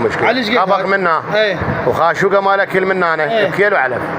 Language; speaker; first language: Arabic; native; Arabic